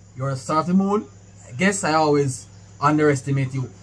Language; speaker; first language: English; non-native, local second language; Jamaican Creole English